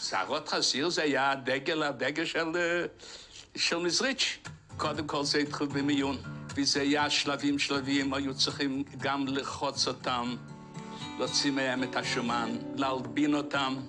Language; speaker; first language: Hebrew; non-native, fluent; Yiddish